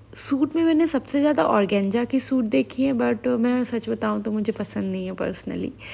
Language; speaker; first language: Hindi; native; Hindi